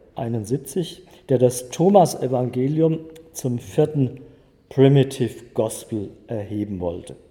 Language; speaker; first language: German; native; German